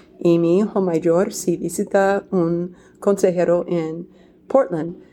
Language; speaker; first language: Spanish; non-native, fluent; English